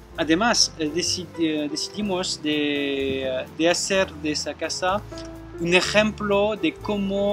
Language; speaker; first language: Spanish; non-native, fluent; French